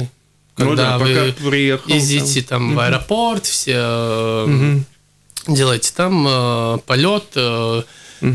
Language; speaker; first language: Russian; non-native, local second language; Latvian